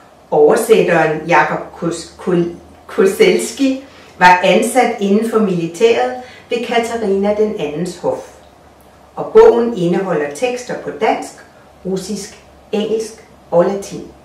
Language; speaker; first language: Danish; non-native, fluent; Russian